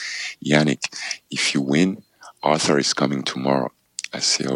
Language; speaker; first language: English; non-native, local second language; French